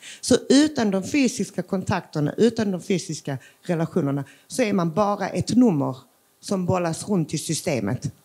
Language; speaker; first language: Swedish; early bilingual, other home language; Macedonian